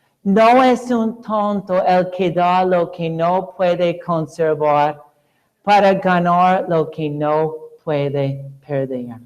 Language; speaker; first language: Spanish; non-native, fluent; English